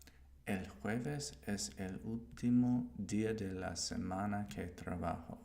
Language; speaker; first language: Spanish; non-native, learner; English